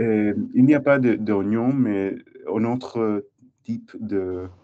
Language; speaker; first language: French; non-native, learner; English